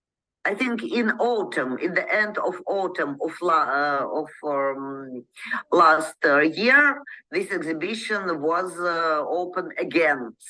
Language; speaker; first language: English; non-native, learner; Ukrainian